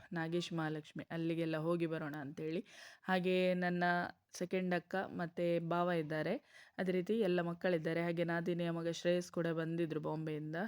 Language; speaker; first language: Kannada; native; Kannada